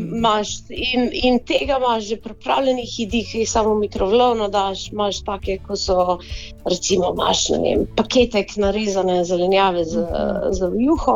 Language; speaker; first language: Slovenian; early bilingual, heritage; Slovenian